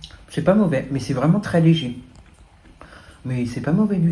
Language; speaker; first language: French; native; French